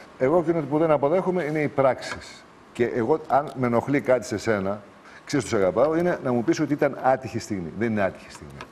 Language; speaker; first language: Greek; native; Greek